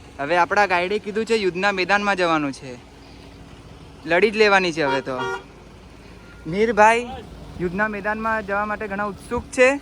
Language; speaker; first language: Gujarati; native; Gujarati